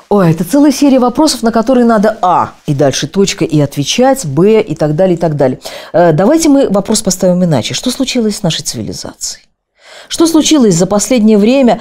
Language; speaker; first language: Russian; native; Russian